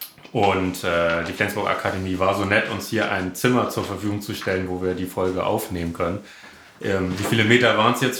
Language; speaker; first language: German; native; German